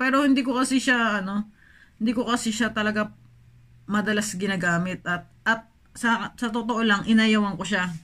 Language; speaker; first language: Filipino; native; Filipino